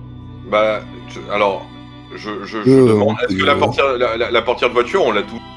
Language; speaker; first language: French; native; French